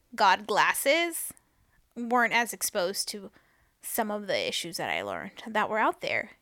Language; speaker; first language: English; early bilingual, other home language; Spanish